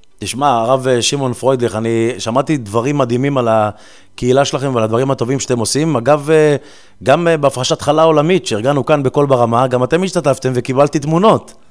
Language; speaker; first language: Hebrew; native; Hebrew